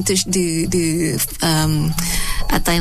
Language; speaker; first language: Portuguese; non-native, fluent; Thai